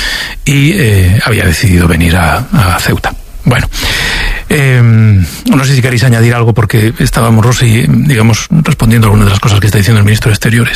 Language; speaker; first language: Spanish; native; Spanish